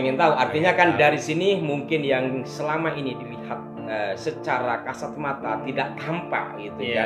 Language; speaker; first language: Indonesian; native; Indonesian